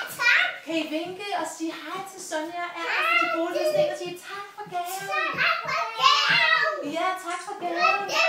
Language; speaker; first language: Danish; native; Danish